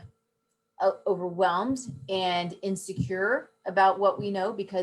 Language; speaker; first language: English; native; English